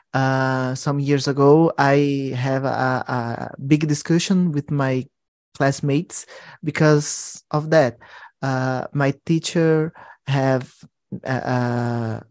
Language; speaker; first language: English; non-native, fluent; Portuguese